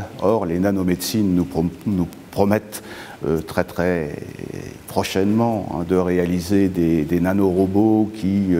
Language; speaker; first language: French; native; French